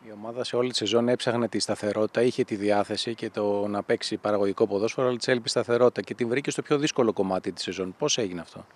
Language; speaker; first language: Greek; native; Greek